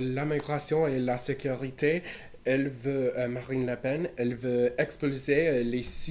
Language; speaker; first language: French; non-native, learner; English